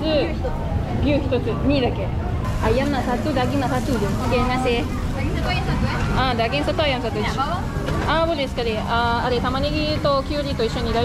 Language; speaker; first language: Japanese; non-native, fluent; Malay